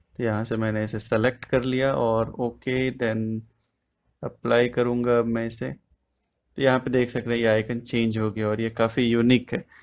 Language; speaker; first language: Hindi; native; Hindi